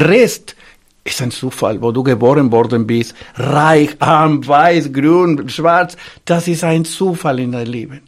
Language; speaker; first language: German; non-native, fluent; Spanish